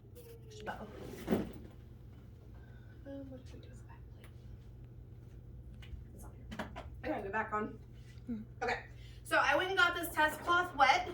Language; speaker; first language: English; native; English